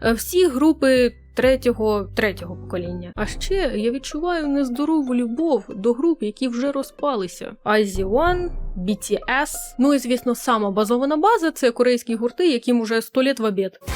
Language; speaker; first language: Ukrainian; non-native, local second language; Russian